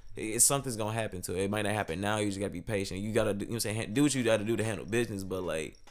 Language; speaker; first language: English; native; English